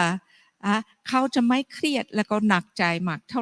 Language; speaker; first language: Thai; non-native, fluent; English